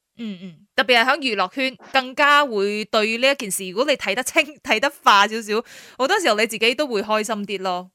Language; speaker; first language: Cantonese; native; Cantonese